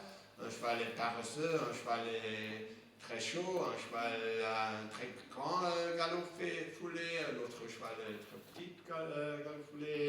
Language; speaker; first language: French; non-native, fluent; English